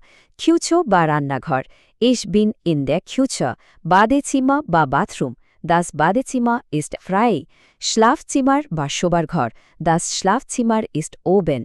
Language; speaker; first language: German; non-native, fluent; Bangla